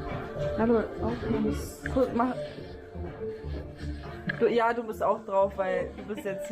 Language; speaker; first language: German; native; German